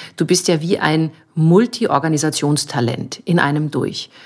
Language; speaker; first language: German; native; German